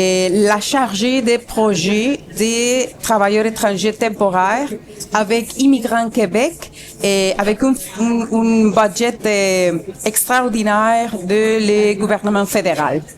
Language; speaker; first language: French; non-native, fluent; Spanish